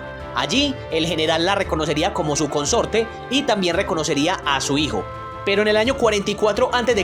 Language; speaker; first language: Spanish; native; Spanish